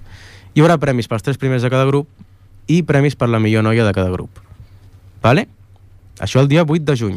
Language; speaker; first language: Catalan; native; Catalan